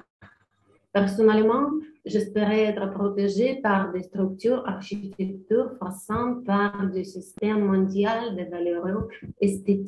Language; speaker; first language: French; non-native, learner; Ukrainian